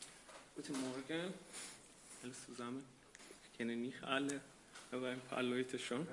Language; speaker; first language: German; non-native, learner; Persian